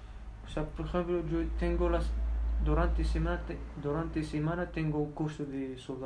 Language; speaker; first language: Spanish; non-native, learner; Berber languages